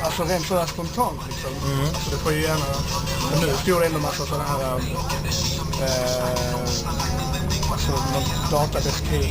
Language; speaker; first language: Swedish; native; Swedish